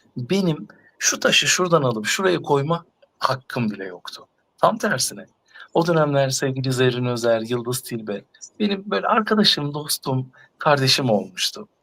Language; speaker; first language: Turkish; native; Turkish